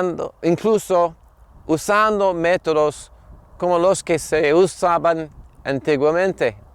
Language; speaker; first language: Spanish; non-native, learner; English